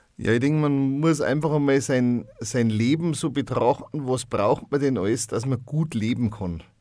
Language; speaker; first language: German; native; German